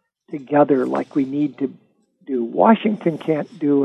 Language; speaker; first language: English; native; English